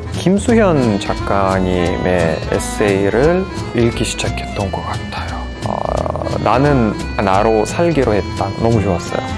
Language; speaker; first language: Korean; non-native, fluent; Russian